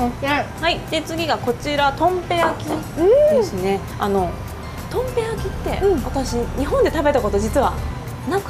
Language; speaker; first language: Japanese; native; Japanese